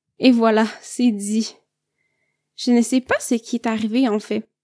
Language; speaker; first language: French; native; French